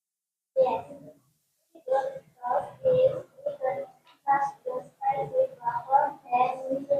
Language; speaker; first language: English; non-native, learner; Indonesian